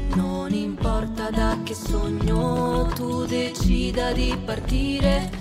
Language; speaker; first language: Italian; non-native, local second language; Venetian